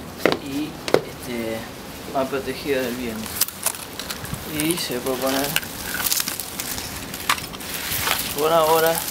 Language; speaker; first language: Spanish; native; Spanish